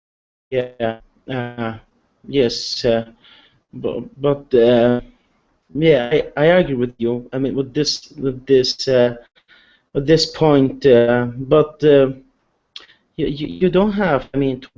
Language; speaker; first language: English; non-native, learner; Arabic